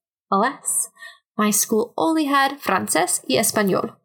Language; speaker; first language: Spanish; non-native, fluent; English